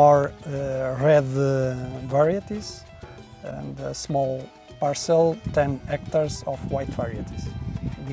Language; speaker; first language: English; non-native, learner; Portuguese